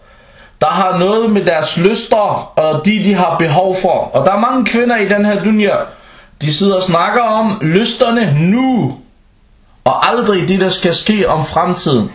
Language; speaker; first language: Danish; early bilingual, other home language; Arabic